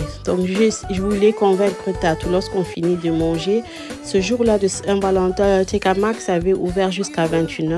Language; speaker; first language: French; non-native, local second language; Lingala